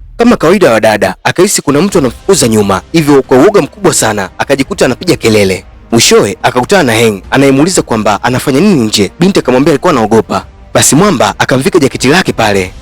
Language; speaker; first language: Swahili; native; Swahili